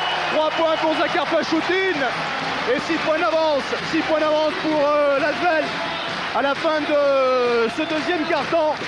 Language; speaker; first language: French; native; French